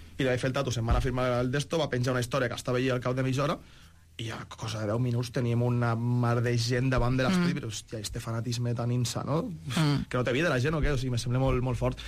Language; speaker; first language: Catalan; native; Catalan